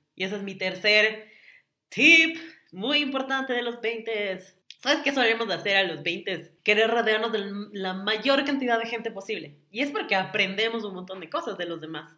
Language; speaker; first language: Spanish; native; Spanish